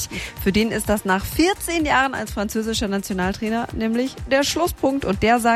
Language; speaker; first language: German; native; German